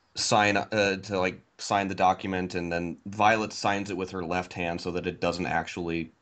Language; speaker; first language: English; native; English